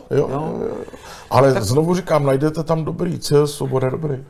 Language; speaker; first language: Czech; native; Czech